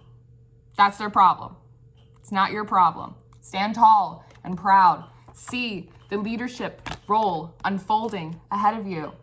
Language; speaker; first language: English; native; English